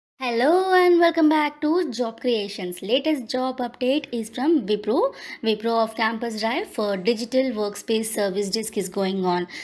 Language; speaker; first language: English; non-native, local second language; Telugu